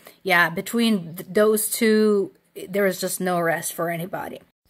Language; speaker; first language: English; non-native, fluent; Russian